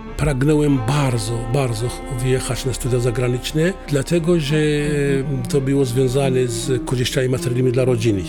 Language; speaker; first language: Polish; non-native, fluent; Assyrian Neo-Aramaic